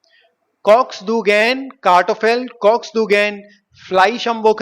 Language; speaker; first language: German; non-native, fluent; Hindi